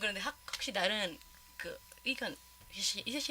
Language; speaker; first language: Korean; non-native, fluent; Indonesian